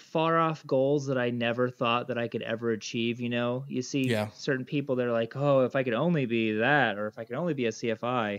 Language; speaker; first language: English; native; English